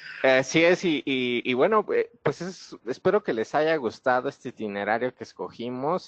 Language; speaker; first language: Spanish; native; Spanish